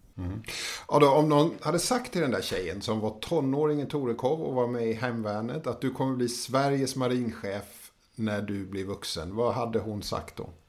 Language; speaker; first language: Swedish; native; Swedish